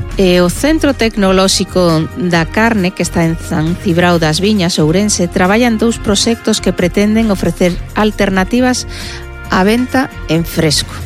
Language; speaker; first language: Galician; non-native, local second language; Spanish